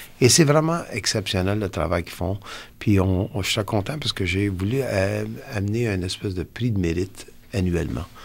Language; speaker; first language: French; non-native, local second language; English